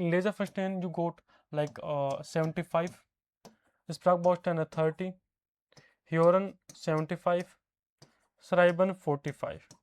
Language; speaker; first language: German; non-native, fluent; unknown